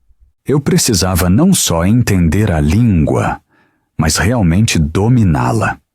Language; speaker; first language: Portuguese; non-native, fluent; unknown